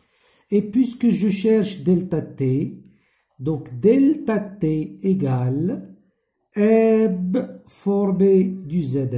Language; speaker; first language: French; non-native, local second language; Arabic